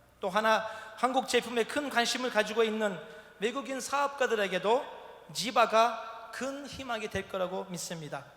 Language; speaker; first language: Korean; non-native, fluent; Turkish